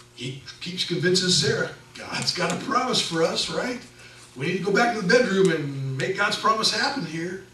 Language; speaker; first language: English; native; English